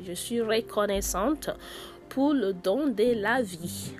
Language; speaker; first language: French; non-native, fluent; Yoruba